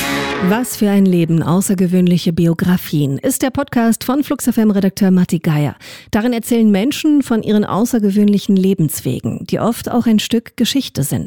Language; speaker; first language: German; native; German